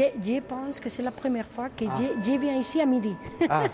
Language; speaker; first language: French; non-native, fluent; Spanish